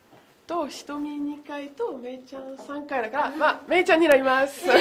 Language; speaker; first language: Japanese; non-native, learner; French